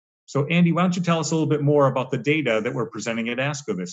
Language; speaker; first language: English; native; English